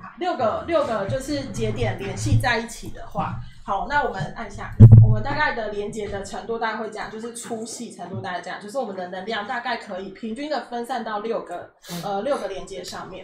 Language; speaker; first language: Chinese; native; Chinese